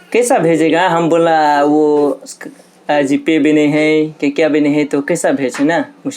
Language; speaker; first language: Hindi; non-native, local second language; Khasi